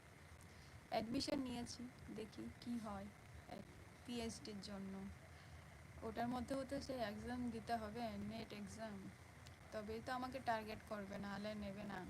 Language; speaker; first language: Bangla; non-native, local second language; Santali